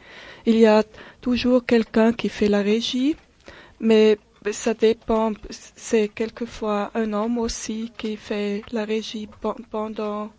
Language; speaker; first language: French; non-native, local second language; German